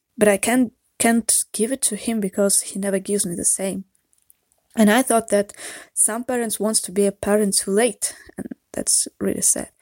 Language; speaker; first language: English; non-native, fluent; Russian